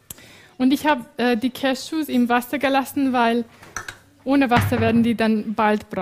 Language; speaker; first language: German; non-native, fluent; Hungarian